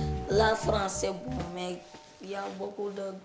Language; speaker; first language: French; non-native, learner; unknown